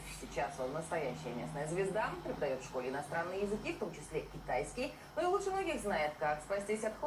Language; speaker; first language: Russian; native; Russian